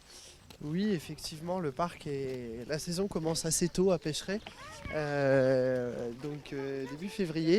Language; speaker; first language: French; native; French